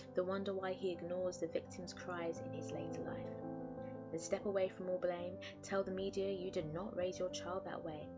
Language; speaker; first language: English; native; English